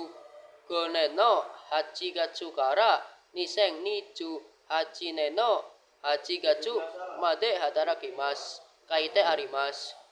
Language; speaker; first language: Japanese; non-native, learner; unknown